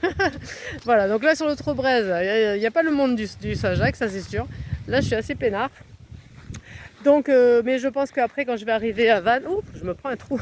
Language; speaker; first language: French; native; French